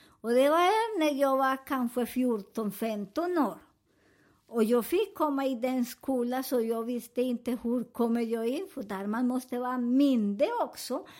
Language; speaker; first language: Swedish; non-native, learner; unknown